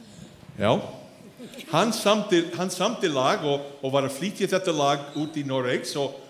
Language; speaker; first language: Icelandic; non-native, fluent; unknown